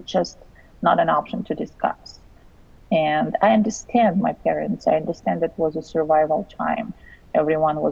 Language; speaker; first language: English; non-native, fluent; Russian